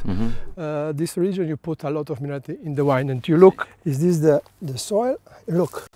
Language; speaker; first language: English; non-native, learner; Slovenian